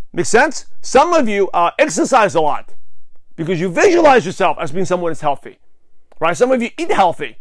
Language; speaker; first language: English; native; English